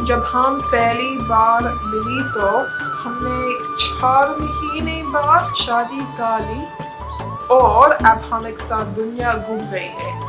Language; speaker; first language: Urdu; non-native, learner; English